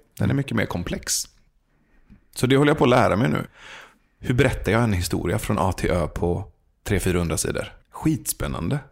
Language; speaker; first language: Swedish; early bilingual, other home language; Persian